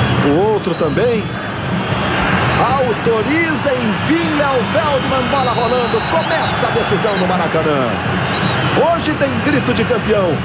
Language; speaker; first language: Portuguese; native; Portuguese